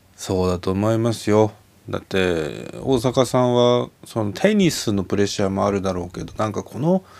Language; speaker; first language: Japanese; native; Japanese